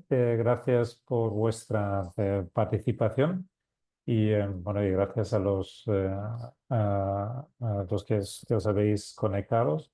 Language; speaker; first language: Spanish; non-native, fluent; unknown